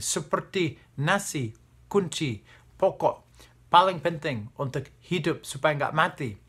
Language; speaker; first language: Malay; non-native, fluent; English